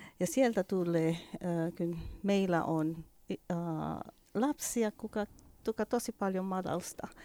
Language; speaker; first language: Finnish; non-native, learner; Spanish